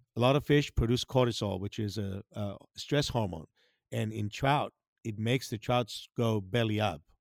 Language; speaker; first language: English; non-native, fluent; Greek